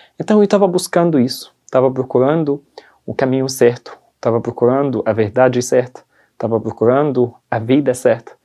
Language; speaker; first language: Portuguese; non-native, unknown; Arabic